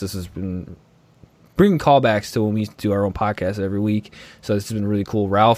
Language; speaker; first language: English; native; English